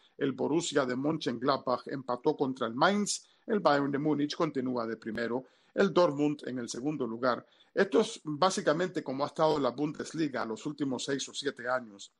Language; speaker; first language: Spanish; early bilingual, heritage; Spanish